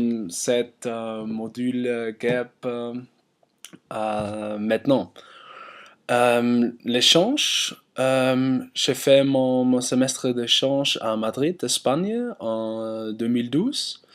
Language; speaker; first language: French; non-native, learner; German